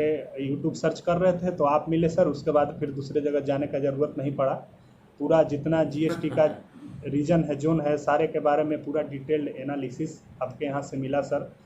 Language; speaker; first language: Hindi; native; Hindi